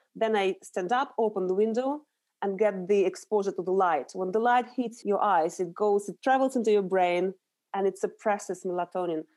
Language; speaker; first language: English; non-native, fluent; Russian